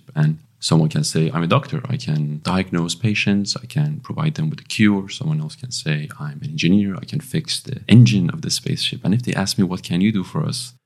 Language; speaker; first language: English; non-native, fluent; Persian